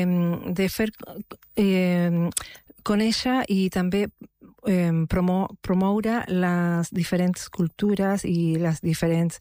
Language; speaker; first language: Catalan; non-native, local second language; Spanish